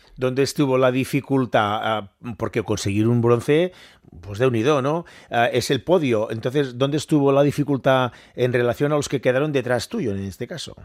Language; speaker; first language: Spanish; non-native, local second language; Catalan